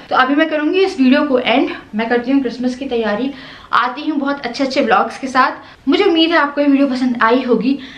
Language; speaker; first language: Hindi; native; Hindi